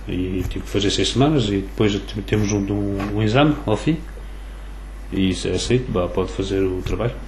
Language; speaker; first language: Portuguese; early bilingual, other home language; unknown